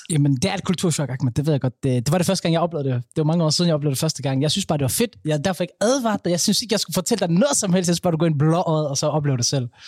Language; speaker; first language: Danish; early bilingual, other home language; Somali